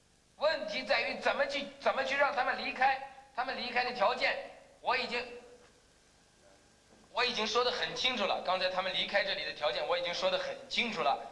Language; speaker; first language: Chinese; native; Chinese